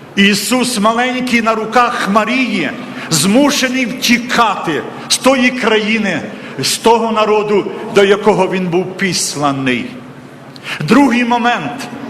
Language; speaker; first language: Ukrainian; native; Ukrainian